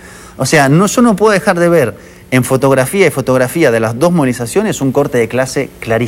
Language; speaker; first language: Spanish; native; Spanish